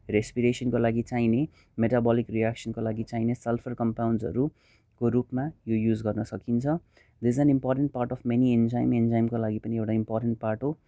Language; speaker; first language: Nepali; non-native, local second language; Hindi